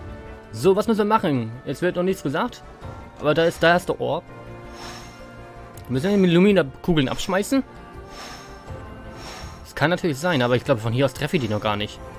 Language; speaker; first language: German; native; German